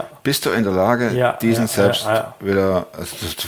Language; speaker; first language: German; native; German